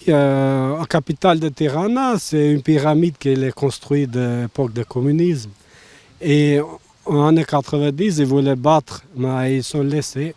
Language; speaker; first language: French; non-native, learner; Albanian